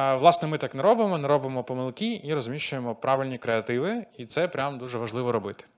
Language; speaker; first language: Ukrainian; non-native, local second language; Russian